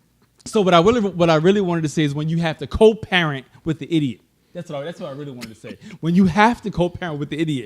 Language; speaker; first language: English; native; English